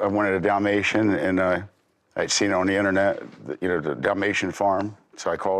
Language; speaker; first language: English; native; English